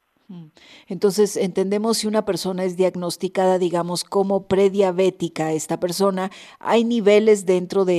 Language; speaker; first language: Spanish; native; Spanish